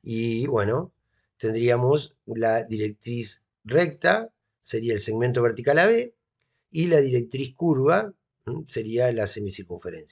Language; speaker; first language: Spanish; native; Spanish